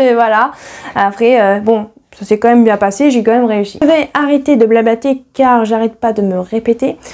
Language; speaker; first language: French; native; French